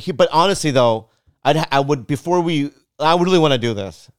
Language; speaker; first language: English; native; English